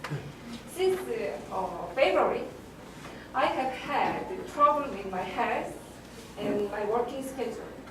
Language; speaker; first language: English; non-native, learner; Korean